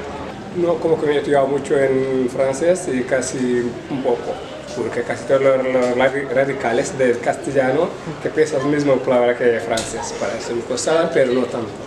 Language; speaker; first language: Spanish; non-native, learner; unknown